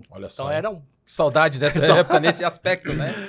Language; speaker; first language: Portuguese; early bilingual, other home language; Korean